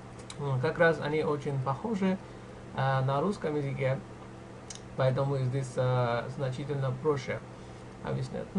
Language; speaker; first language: Russian; non-native, fluent; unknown